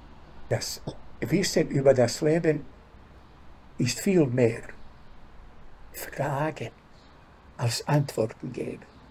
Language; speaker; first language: German; non-native, fluent; Bosnian